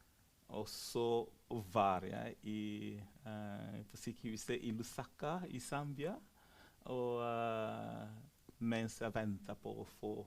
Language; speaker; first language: Norwegian; non-native, fluent; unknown